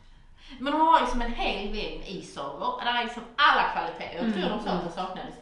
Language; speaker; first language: Swedish; native; Swedish